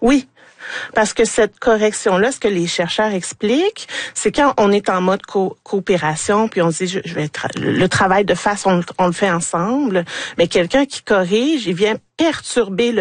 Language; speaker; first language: French; native; French